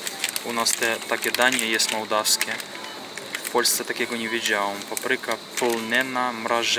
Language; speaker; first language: Polish; non-native, fluent; Russian